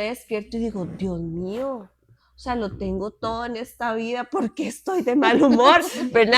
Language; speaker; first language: Spanish; native; Spanish